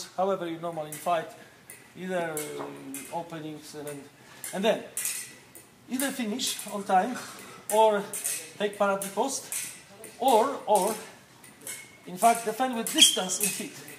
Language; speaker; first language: English; non-native, learner; Polish